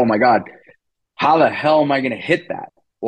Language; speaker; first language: English; early bilingual, other home language; Spanish